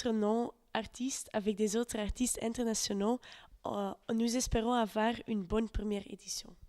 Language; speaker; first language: French; non-native, learner; Dutch